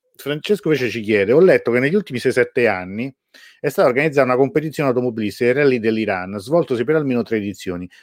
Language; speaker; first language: Italian; early bilingual, other home language; Persian